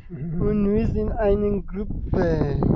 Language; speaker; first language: German; non-native, learner; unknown